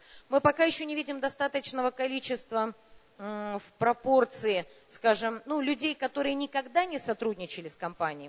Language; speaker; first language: Russian; native; Russian